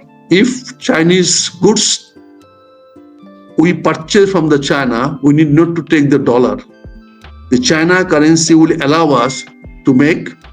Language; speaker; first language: English; non-native, local second language; Bangla